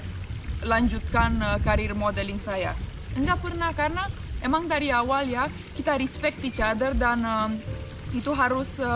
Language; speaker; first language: Indonesian; non-native, fluent; Romanian